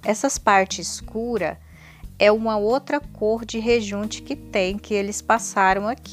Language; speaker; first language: Portuguese; native; Portuguese